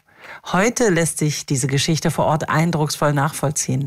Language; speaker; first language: German; native; German